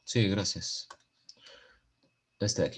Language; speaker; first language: Spanish; native; Spanish